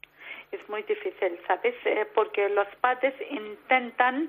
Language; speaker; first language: Spanish; non-native, learner; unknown